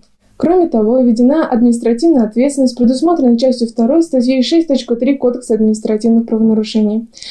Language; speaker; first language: Russian; native; Russian